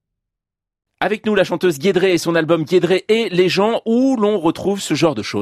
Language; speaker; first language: French; native; French